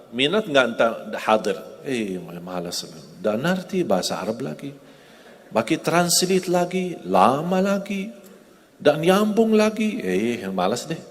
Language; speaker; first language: Indonesian; non-native, fluent; Arabic